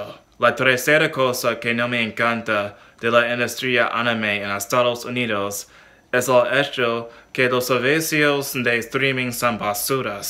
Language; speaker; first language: Spanish; non-native, learner; English